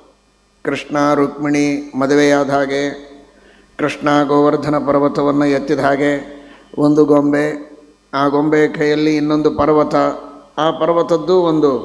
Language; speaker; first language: Kannada; native; Kannada